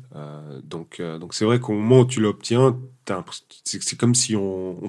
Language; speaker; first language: French; early bilingual, other home language; Portuguese